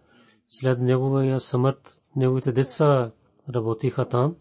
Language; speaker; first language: Bulgarian; non-native, fluent; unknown